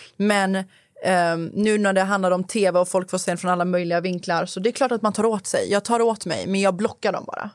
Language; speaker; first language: Swedish; early bilingual, other home language; Persian